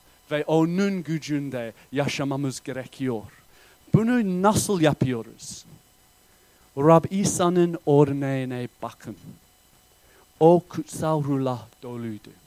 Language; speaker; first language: Turkish; non-native, fluent; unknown